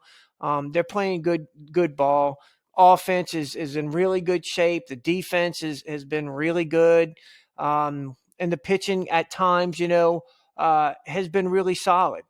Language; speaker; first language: English; native; English